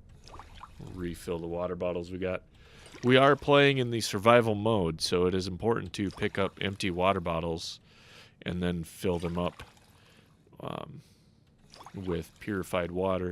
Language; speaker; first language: English; native; English